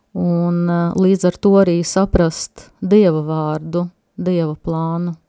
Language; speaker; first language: Latvian; native; Latvian